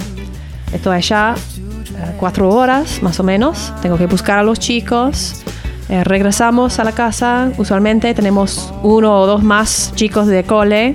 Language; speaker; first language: Spanish; non-native, learner; English